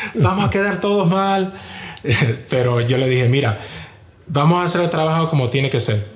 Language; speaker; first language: Spanish; early bilingual, heritage; Spanish